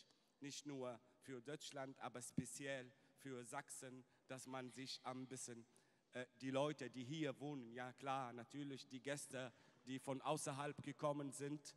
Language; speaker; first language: German; non-native, fluent; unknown